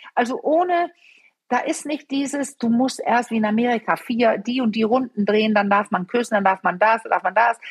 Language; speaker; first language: German; non-native, fluent; Danish